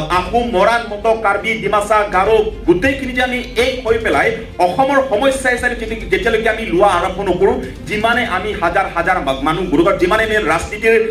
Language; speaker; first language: Assamese; non-native, local second language; Karbi